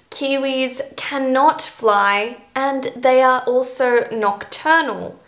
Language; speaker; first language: English; native; English